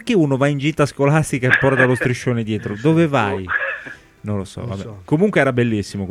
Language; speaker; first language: Italian; native; Italian